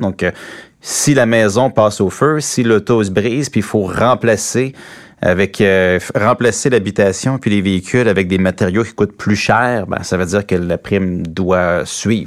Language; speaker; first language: French; native; French